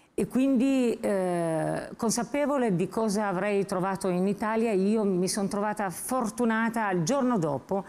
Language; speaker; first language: Italian; non-native, fluent; Albanian